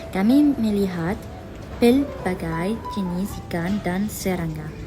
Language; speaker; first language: Malay; non-native, learner; Arabic